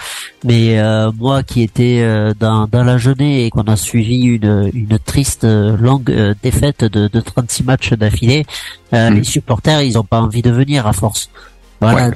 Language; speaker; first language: French; native; French